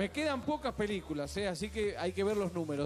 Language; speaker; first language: Spanish; native; Spanish